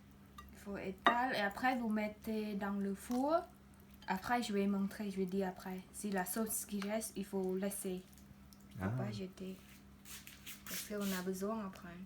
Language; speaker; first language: French; non-native, learner; Khmer